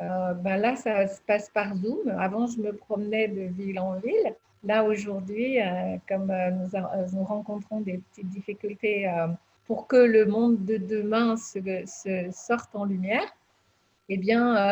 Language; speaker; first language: French; native; French